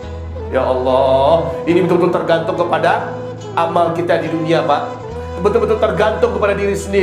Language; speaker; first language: Indonesian; native; Indonesian